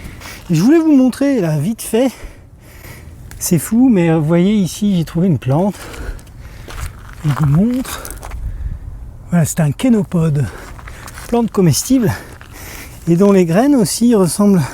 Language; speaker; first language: French; native; French